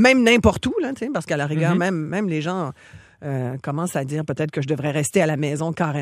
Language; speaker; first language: French; native; French